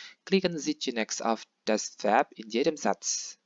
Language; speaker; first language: German; non-native, fluent; Indonesian